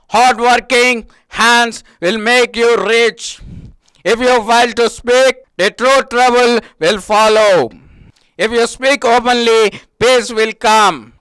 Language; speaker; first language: English; non-native, local second language; Telugu